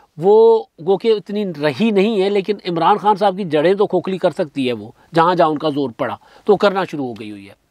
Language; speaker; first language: Urdu; non-native, local second language; Sindhi